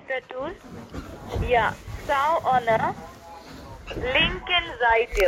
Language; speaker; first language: German; non-native, learner; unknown